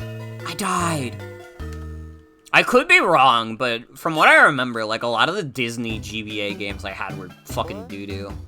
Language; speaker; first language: English; native; English